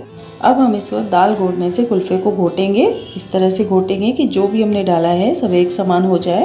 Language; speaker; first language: Hindi; native; Hindi